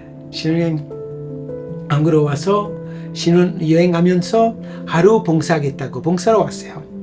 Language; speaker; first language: Korean; non-native, fluent; Italian